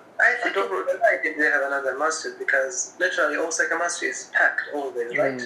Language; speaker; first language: English; non-native, local second language; Japanese